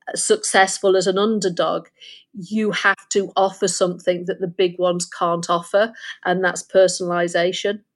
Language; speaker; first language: English; native; English